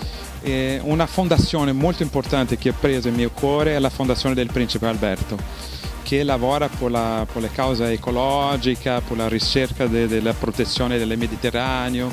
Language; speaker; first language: Italian; non-native, fluent; Portuguese